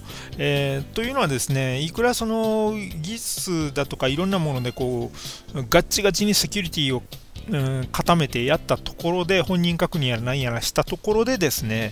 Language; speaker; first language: Japanese; native; Japanese